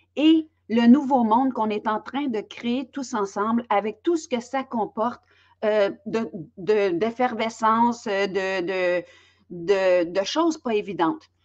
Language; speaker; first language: French; native; French